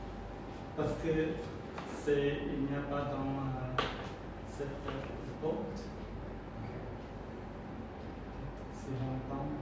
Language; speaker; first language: French; non-native, learner; Khmer